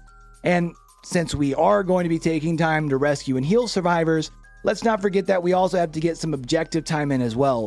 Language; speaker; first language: English; native; English